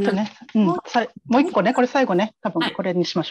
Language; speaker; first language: Japanese; native; Japanese